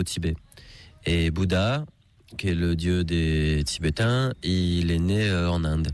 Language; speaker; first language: French; native; French